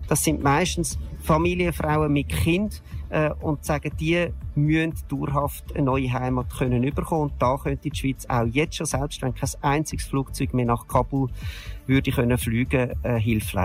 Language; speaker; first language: German; native; German